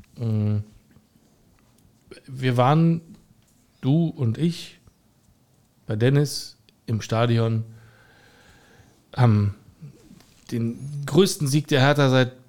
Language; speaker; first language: German; native; German